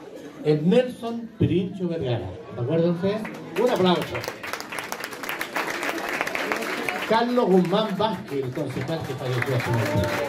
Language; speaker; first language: Spanish; native; Spanish